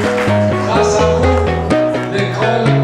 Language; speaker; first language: French; non-native, local second language; Arabic